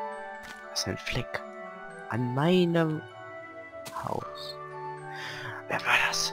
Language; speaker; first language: German; native; German